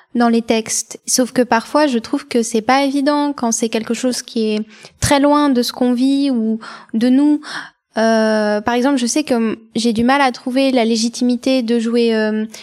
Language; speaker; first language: French; non-native, fluent; Bulgarian